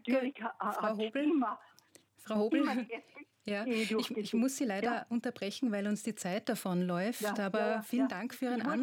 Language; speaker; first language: German; native; German